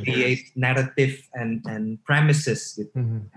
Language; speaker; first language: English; non-native, local second language; Indonesian